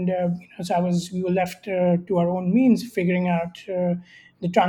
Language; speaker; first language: English; non-native, local second language; Hindi